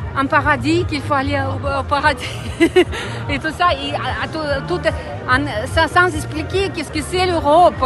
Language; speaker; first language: French; non-native, fluent; Russian